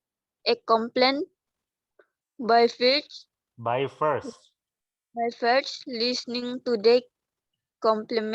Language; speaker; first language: English; non-native, learner; Indonesian